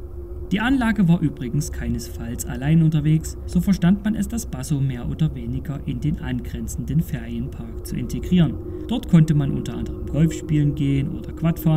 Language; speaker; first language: German; native; German